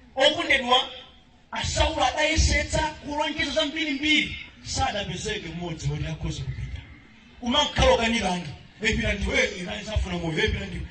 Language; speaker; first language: Nyanja; native; Nyanja